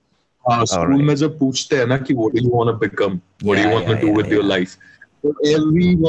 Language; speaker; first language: English; non-native, local second language; Kashmiri